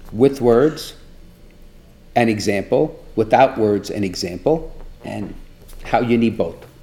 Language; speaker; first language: English; native; English